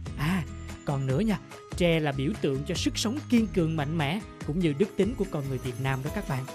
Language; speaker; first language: Vietnamese; native; Vietnamese